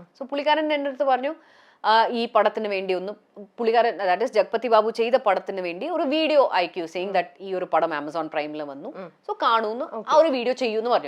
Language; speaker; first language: Malayalam; early bilingual, heritage; Malayalam